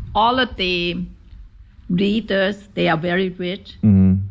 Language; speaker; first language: English; non-native, fluent; Chinese